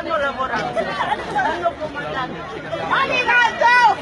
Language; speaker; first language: Italian; non-native, fluent; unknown